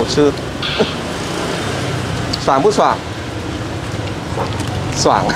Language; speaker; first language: Chinese; non-native, learner; Vietnamese